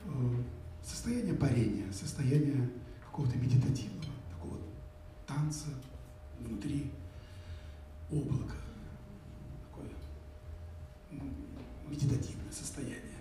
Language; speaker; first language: Russian; native; Russian